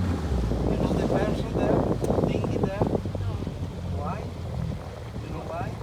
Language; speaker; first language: English; non-native, learner; Italian